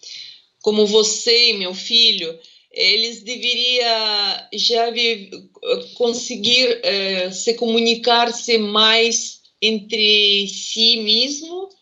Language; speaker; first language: Portuguese; non-native, fluent; Russian